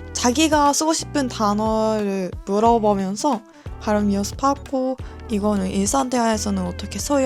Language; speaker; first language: Korean; non-native, learner; Japanese